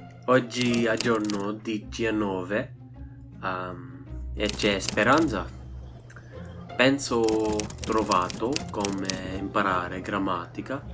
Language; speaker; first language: Italian; non-native, learner; English